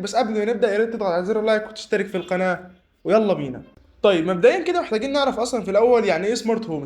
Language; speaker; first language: Arabic; native; Arabic